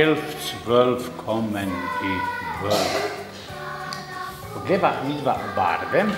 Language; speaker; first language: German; non-native, fluent; Slovenian